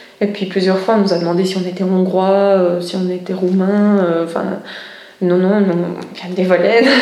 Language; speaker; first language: French; non-native, local second language; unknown